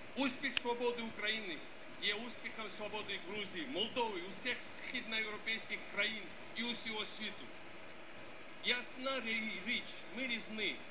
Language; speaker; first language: Ukrainian; non-native, fluent; Georgian